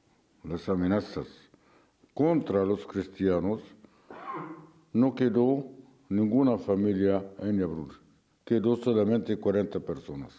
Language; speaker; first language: Spanish; non-native, fluent; Arabic